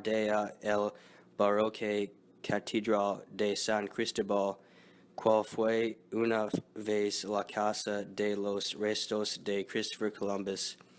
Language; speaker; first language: Spanish; non-native, learner; English